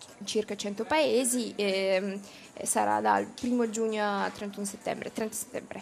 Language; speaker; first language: Italian; non-native, fluent; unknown